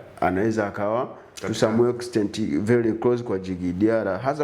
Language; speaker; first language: Swahili; native; Swahili